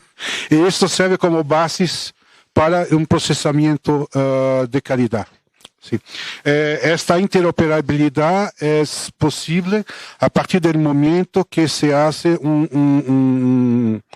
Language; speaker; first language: Spanish; non-native, fluent; Portuguese